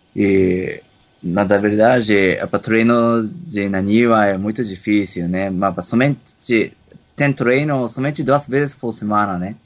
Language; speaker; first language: Portuguese; non-native, learner; Japanese